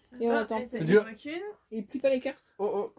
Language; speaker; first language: French; native; French